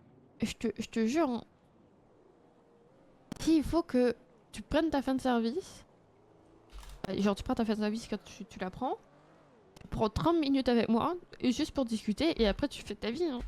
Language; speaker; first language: French; native; French